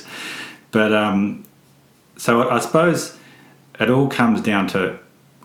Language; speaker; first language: English; native; English